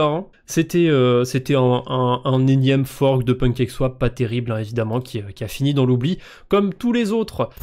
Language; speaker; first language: French; native; French